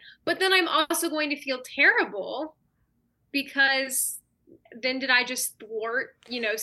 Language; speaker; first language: English; native; English